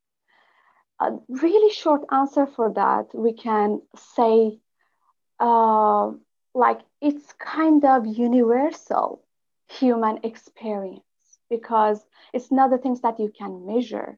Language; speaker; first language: English; non-native, fluent; Persian